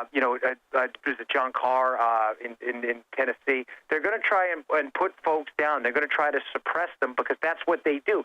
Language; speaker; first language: English; native; English